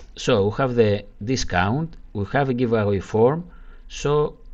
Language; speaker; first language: English; non-native, learner; Greek